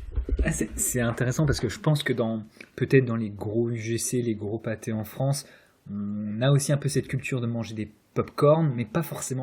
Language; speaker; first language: French; native; French